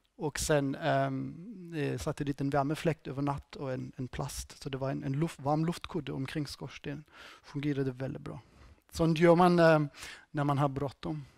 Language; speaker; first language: Swedish; non-native, fluent; German